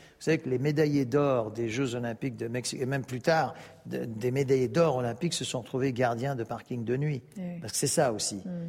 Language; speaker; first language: French; native; French